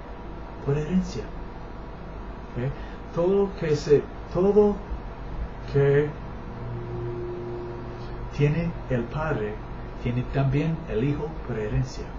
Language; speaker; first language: Spanish; non-native, learner; English